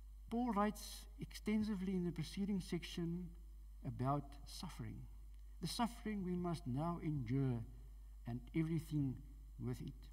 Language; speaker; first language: English; non-native, local second language; Afrikaans